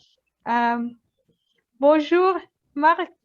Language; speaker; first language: French; non-native, learner; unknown